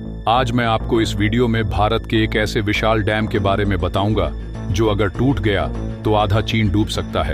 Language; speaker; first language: Hindi; native; Hindi